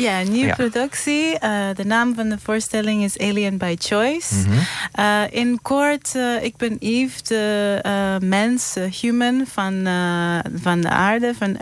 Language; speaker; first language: Dutch; non-native, learner; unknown